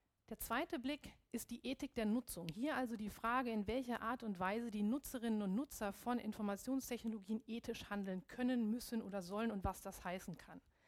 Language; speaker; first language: German; native; German